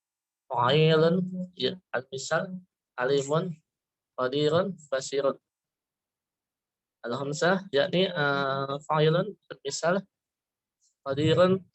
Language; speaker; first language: Arabic; non-native, learner; Indonesian